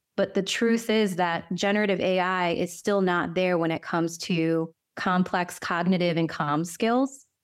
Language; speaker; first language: English; native; English